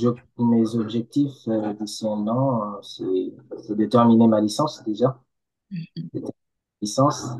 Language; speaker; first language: French; non-native, local second language; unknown